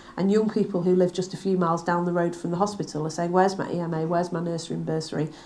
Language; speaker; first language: English; native; English